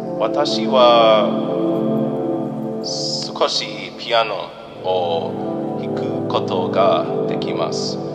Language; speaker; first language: Japanese; non-native, learner; English